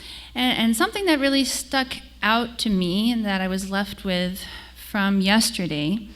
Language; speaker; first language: English; native; English